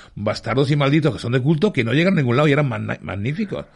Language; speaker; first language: Spanish; early bilingual, other home language; English